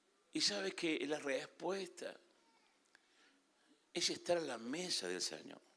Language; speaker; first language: Spanish; native; Spanish